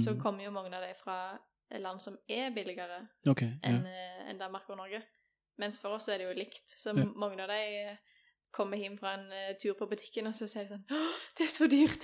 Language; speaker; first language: Norwegian; native; Norwegian